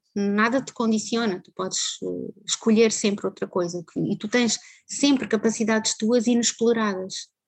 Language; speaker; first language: Portuguese; native; Portuguese